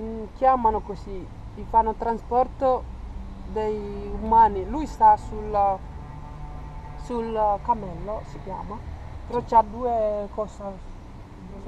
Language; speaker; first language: Italian; non-native, fluent; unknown